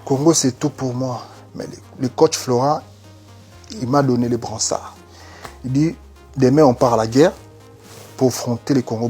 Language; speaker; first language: French; non-native, local second language; Lingala